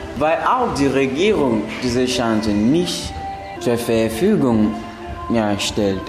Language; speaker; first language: German; non-native, learner; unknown